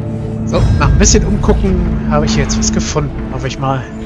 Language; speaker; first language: German; native; German